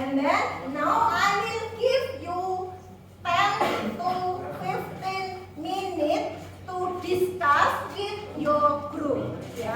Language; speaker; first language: English; non-native, fluent; Indonesian